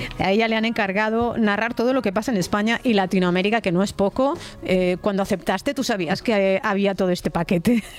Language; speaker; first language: Spanish; native; Spanish